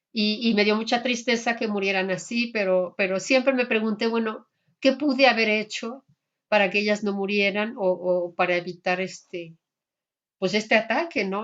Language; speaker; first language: Spanish; native; Spanish